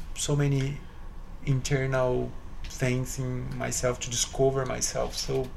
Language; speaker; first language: English; non-native, fluent; Portuguese